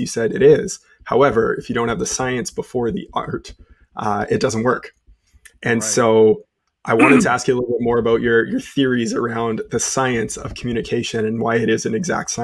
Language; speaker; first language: English; native; English